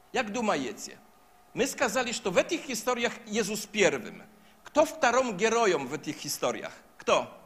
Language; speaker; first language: Russian; non-native, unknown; Polish